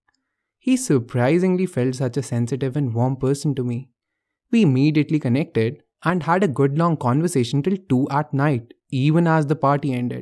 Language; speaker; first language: English; non-native, local second language; Hindi